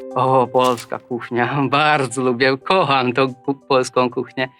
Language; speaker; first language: Polish; non-native, fluent; Hungarian